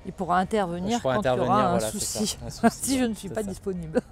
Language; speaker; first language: French; native; French